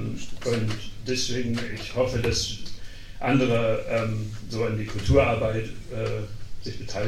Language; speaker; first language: German; non-native, fluent; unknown